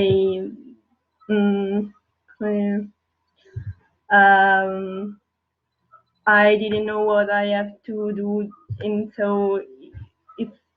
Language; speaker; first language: English; non-native, learner; Italian